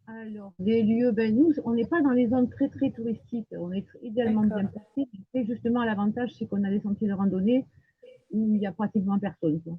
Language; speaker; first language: French; native; French